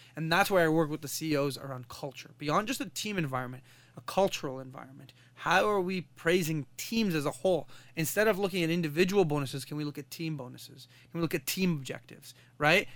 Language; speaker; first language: English; non-native, fluent; Arabic